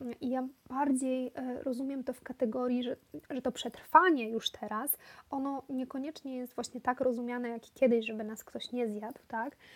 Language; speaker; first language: Polish; native; Polish